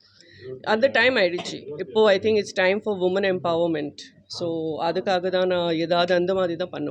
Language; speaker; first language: Tamil; non-native, fluent; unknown